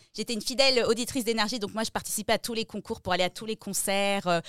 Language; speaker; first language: French; native; French